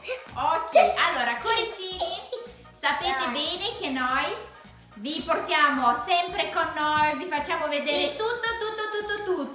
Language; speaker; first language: Italian; native; Italian